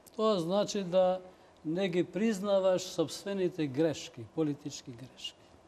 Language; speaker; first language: Macedonian; non-native, local second language; Albanian